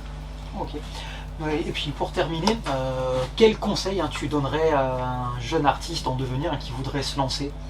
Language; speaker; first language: French; native; French